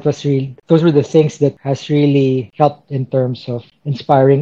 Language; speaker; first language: English; non-native, local second language; Filipino